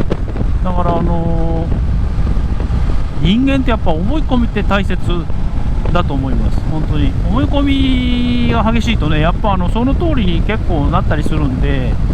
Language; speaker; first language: Japanese; native; Japanese